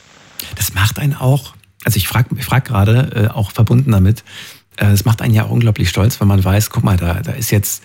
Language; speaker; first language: German; native; German